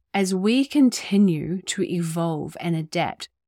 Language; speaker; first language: English; native; English